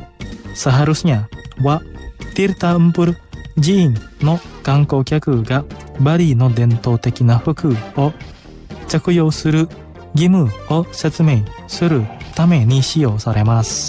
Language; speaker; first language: Japanese; non-native, fluent; Indonesian